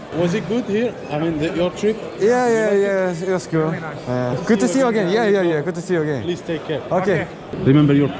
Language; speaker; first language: English; non-native, learner; Korean